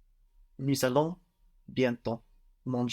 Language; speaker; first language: French; non-native, learner; English